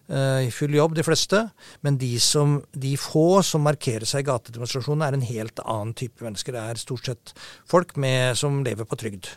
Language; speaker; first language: Norwegian; native; Norwegian